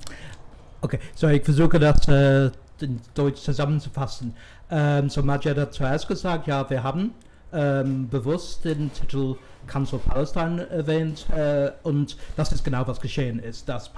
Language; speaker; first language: German; non-native, fluent; English